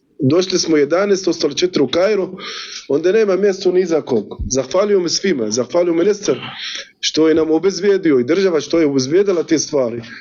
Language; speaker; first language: Bosnian; non-native, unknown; Arabic